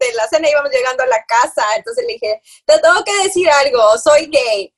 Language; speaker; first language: Spanish; early bilingual, heritage; Spanish